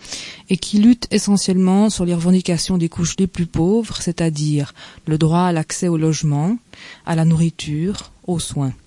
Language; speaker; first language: French; native; French